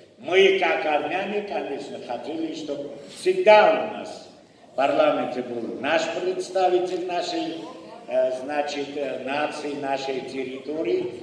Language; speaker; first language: Russian; non-native, local second language; Armenian